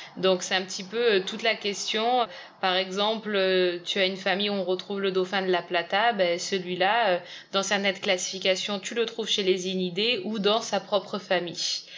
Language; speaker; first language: French; native; French